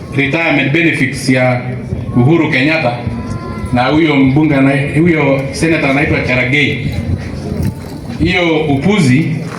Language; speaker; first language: Swahili; non-native, local second language; Masai